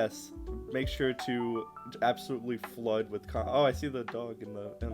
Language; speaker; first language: English; native; English